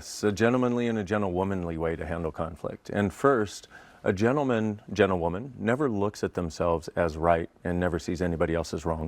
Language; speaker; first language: English; native; English